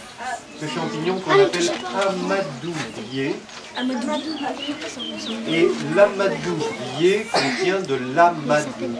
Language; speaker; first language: French; native; French